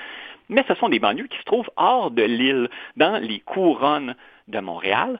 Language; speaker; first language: French; native; French